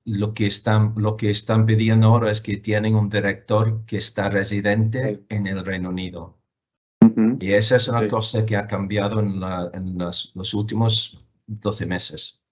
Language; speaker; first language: Spanish; non-native, fluent; English